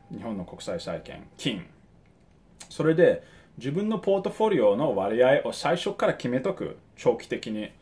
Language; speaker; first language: Japanese; early bilingual, heritage; Japanese